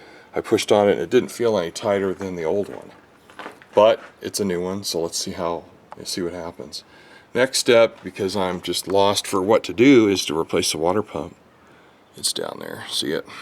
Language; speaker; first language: English; native; English